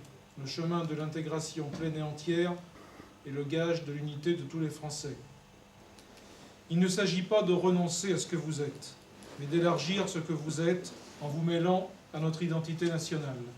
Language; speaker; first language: French; native; French